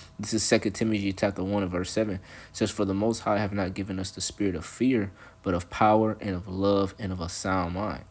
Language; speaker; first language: English; native; English